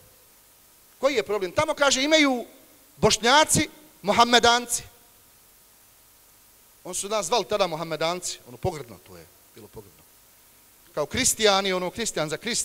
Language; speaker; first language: Serbian; native; Serbian